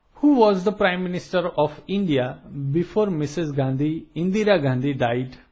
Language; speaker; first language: English; non-native, local second language; Gujarati